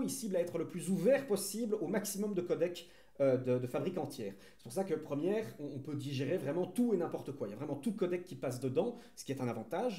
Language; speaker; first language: French; native; French